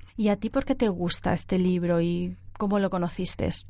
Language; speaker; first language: Spanish; native; Spanish